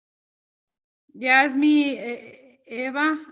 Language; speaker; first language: English; non-native, learner; Spanish